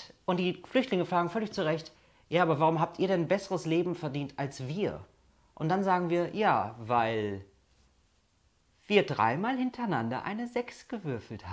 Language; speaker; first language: German; native; German